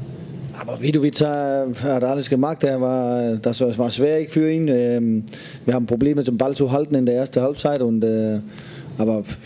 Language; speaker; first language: German; non-native, learner; Danish